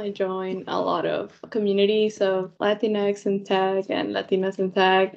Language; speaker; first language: English; non-native, fluent; Spanish